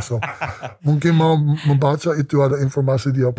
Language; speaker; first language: Indonesian; non-native, learner; English